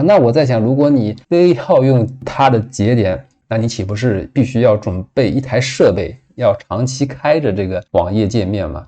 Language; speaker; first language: Chinese; native; Chinese